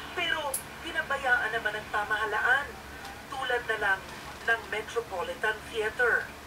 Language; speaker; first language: Filipino; native; Filipino